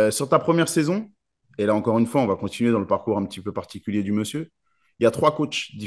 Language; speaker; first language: French; native; French